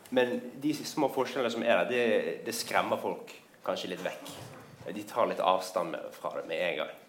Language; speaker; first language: Norwegian; native; Norwegian